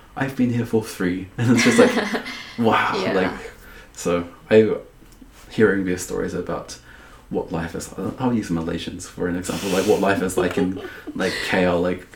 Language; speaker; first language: English; native; English